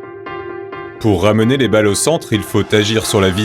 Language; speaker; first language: French; native; French